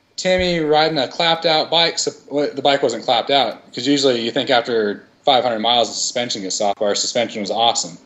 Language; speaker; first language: English; native; English